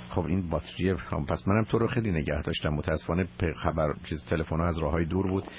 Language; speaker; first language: Persian; native; Persian